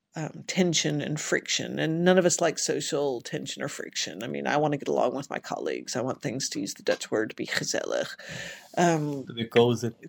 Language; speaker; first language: English; native; English